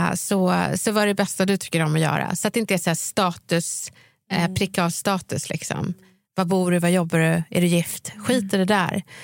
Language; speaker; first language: Swedish; native; Swedish